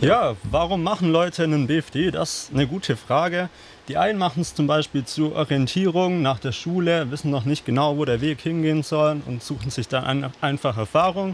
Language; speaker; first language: German; native; German